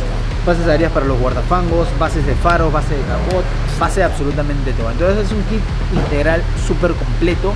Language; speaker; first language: Spanish; native; Spanish